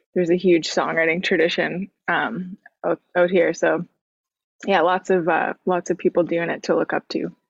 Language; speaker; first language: English; native; English